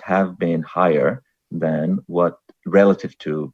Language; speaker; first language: English; non-native, local second language; Bangla